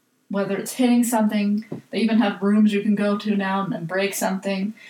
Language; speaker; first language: English; native; English